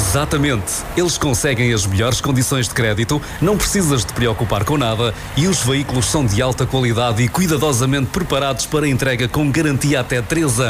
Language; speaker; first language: Portuguese; native; Portuguese